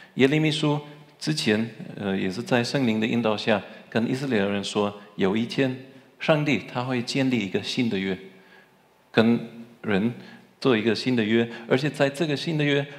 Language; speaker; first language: Chinese; non-native, fluent; German